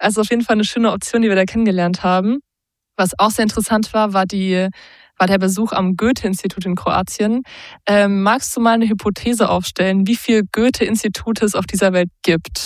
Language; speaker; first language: German; native; German